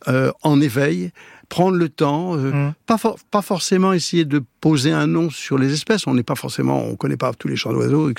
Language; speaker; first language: French; native; French